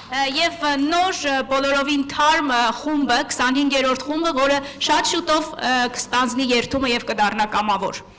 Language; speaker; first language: Armenian; native; Armenian